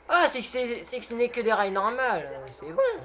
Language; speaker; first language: French; native; French